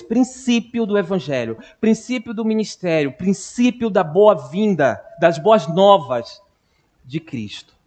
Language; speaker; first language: Portuguese; native; Portuguese